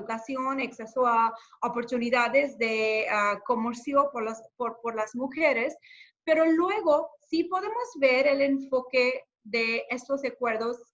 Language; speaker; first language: Spanish; non-native, fluent; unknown